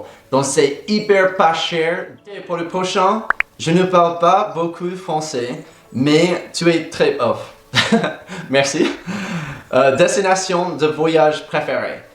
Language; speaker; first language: French; non-native, fluent; English